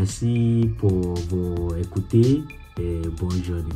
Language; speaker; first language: French; non-native, learner; Yoruba